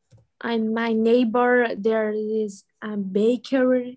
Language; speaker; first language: English; non-native, learner; Portuguese